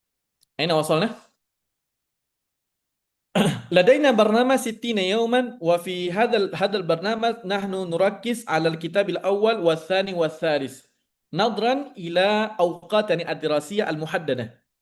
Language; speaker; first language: Arabic; non-native, fluent; Indonesian